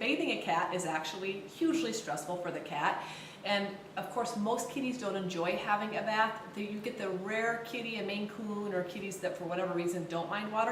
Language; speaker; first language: English; native; English